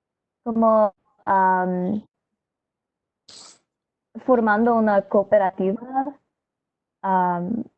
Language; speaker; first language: Spanish; non-native, learner; English